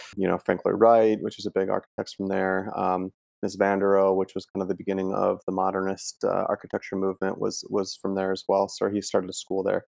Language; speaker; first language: English; early bilingual, other home language; Italian